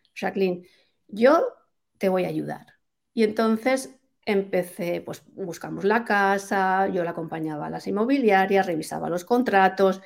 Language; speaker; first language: Spanish; native; Spanish